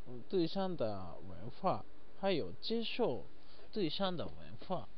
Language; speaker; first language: Chinese; non-native, learner; Japanese